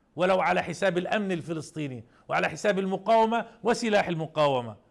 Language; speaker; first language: Arabic; native; Arabic